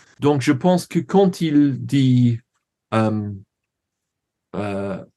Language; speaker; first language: French; non-native, learner; English